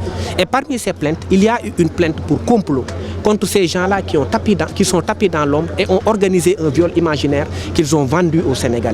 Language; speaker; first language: French; non-native, local second language; Wolof